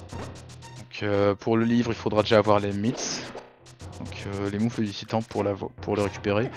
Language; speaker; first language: French; native; French